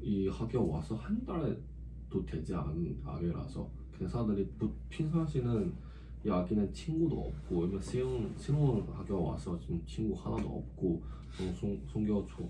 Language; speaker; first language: Korean; non-native, learner; Chinese